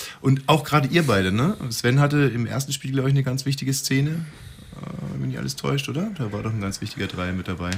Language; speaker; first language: German; native; German